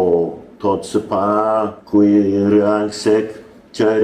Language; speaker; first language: Thai; non-native, learner; English